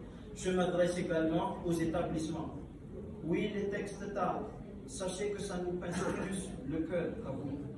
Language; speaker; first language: French; non-native, local second language; Malagasy